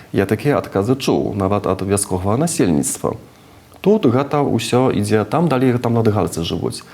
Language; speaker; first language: Belarusian; non-native, fluent; Czech